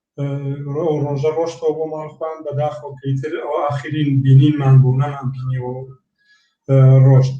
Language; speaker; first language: Central Kurdish; native; Central Kurdish